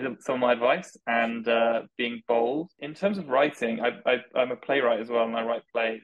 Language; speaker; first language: English; native; English